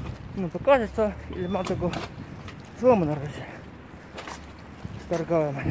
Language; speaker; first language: Polish; native; Polish